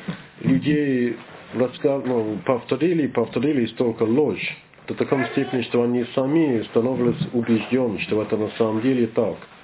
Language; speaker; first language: Russian; non-native, learner; English